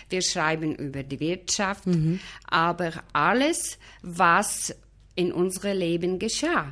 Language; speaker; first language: German; non-native, fluent; Polish